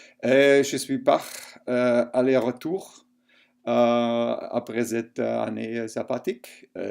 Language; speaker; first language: French; non-native, fluent; German